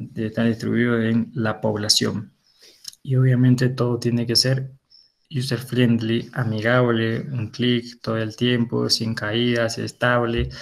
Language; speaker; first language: Spanish; native; Spanish